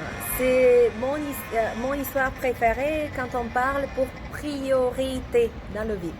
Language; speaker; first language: French; non-native, learner; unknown